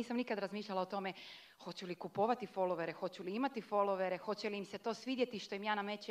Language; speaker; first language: Croatian; native; Croatian